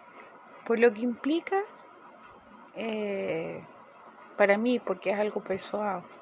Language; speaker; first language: Portuguese; non-native, fluent; Spanish